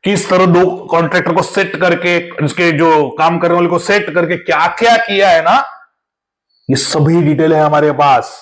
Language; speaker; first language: Hindi; non-native, local second language; Marathi